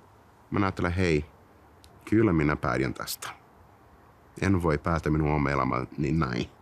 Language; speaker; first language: Finnish; non-native, fluent; Portuguese